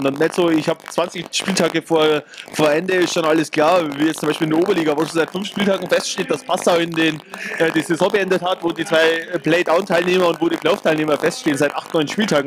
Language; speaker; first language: German; native; German